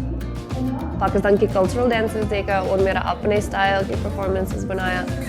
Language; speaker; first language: Hindi; non-native, learner; English